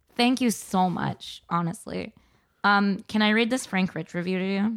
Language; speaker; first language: English; native; English